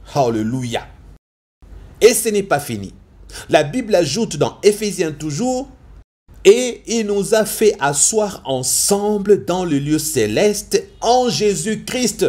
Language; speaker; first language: French; non-native, local second language; Lingala